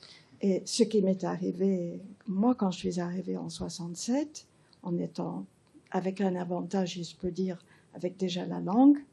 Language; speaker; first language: French; early bilingual, heritage; English